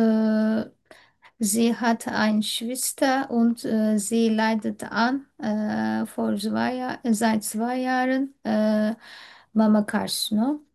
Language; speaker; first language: German; non-native, learner; Turkish